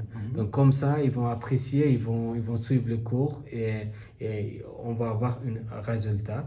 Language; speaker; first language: French; non-native, learner; Bangla